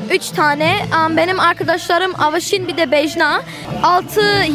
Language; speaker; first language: Turkish; early bilingual, heritage; Turkish